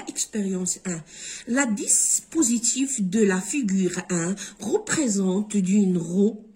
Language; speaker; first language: French; non-native, local second language; Arabic